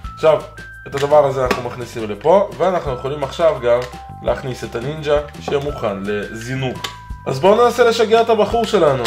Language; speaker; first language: Hebrew; native; Hebrew